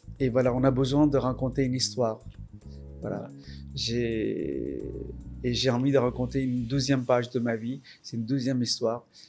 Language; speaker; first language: French; non-native, fluent; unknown